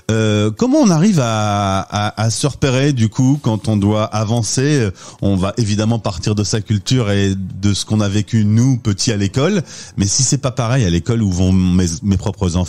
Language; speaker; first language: French; native; French